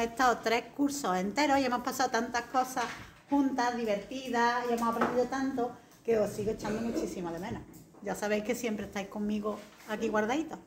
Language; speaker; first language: Spanish; native; Spanish